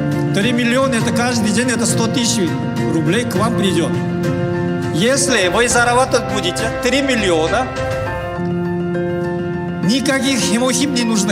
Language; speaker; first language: Russian; non-native, learner; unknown